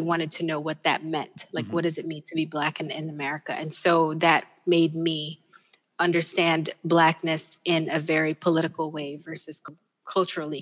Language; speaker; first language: English; non-native, local second language; Pampanga